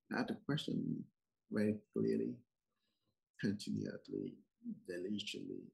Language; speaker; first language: English; non-native, learner; Vietnamese